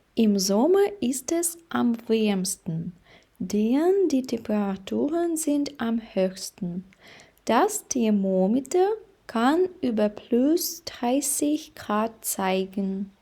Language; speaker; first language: German; non-native, fluent; Ukrainian